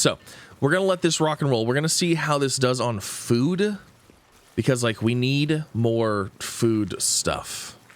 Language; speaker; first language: English; native; English